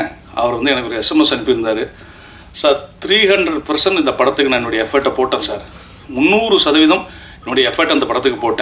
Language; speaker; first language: Tamil; native; Tamil